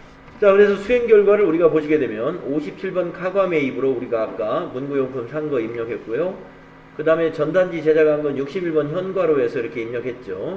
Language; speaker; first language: Korean; native; Korean